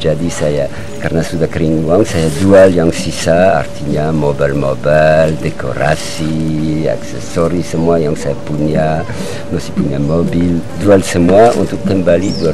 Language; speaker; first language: Indonesian; non-native, learner; French